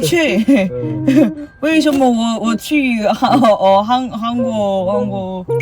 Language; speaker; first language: Chinese; non-native, learner; Korean